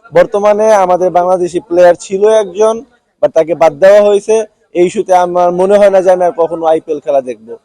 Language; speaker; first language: Bangla; native; Bangla